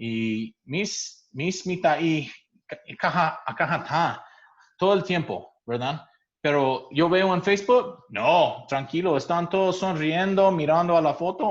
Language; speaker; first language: Spanish; non-native, fluent; English